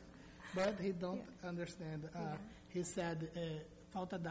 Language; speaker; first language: English; non-native, learner; Portuguese